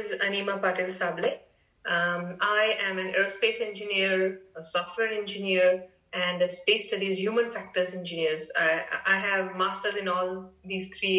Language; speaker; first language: English; non-native, local second language; Marathi